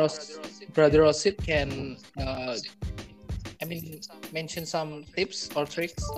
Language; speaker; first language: English; non-native, learner; Indonesian